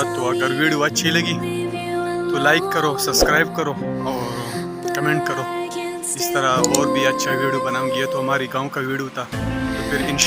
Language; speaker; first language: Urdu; non-native, local second language; Pashto